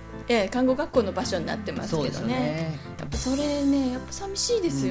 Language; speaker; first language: Japanese; native; Japanese